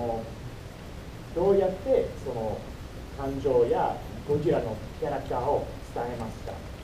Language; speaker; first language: Japanese; non-native, fluent; English